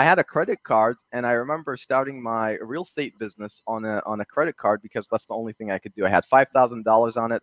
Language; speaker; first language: English; early bilingual, other home language; Arabic